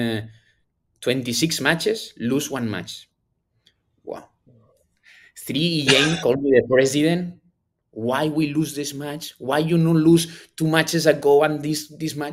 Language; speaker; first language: English; non-native, learner; Spanish